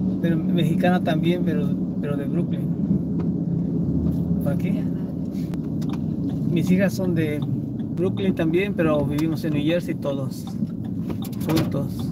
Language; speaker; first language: Spanish; native; Spanish